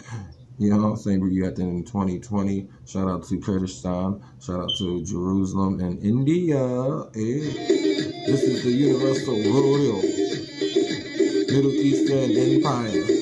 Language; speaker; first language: English; native; English